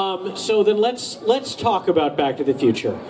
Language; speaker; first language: English; native; English